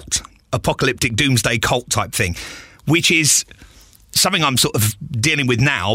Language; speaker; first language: English; native; English